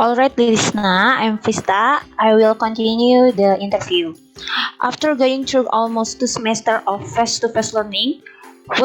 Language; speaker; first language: English; non-native, learner; Indonesian